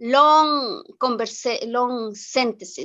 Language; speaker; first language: English; non-native, learner; Spanish